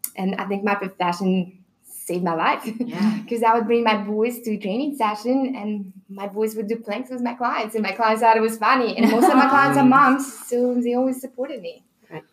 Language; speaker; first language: English; non-native, fluent; Russian